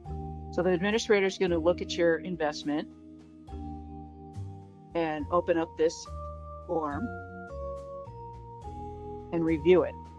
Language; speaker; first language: English; native; English